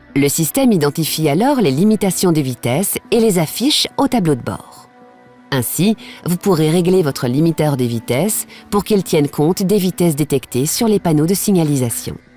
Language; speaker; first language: French; native; French